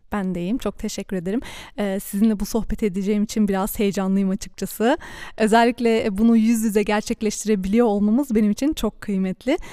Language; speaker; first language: Turkish; early bilingual, heritage; Turkish